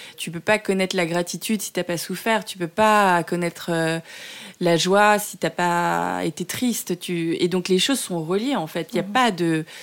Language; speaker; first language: French; early bilingual, other home language; Vietnamese